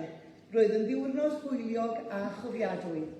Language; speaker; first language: Welsh; native; Welsh